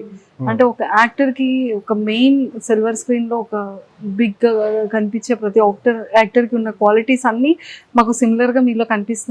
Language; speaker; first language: Telugu; native; Telugu